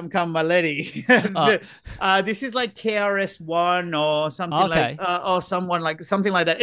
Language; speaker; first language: English; non-native, local second language; Sinhala